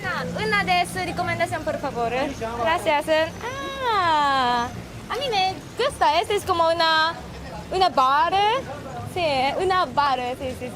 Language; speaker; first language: Spanish; non-native, learner; Japanese